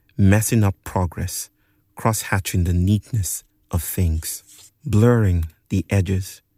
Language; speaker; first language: English; non-native, local second language; Yoruba